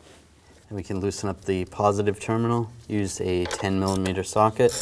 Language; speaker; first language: English; native; English